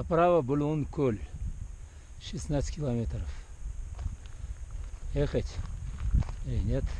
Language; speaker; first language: Russian; non-native, local second language; Uzbek